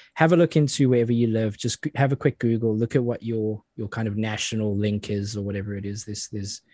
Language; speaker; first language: English; native; English